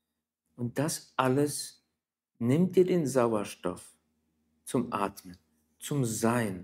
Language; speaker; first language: German; native; German